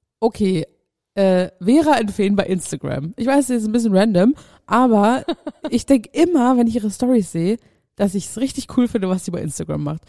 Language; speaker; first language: German; native; German